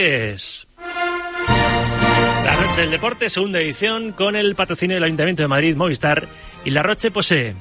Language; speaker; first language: Spanish; native; Spanish